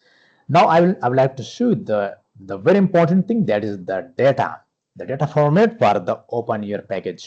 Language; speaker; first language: English; non-native, fluent; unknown